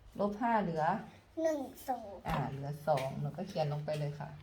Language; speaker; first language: Thai; native; Thai